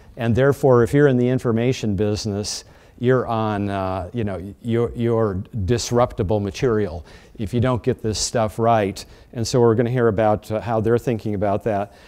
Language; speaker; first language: English; native; English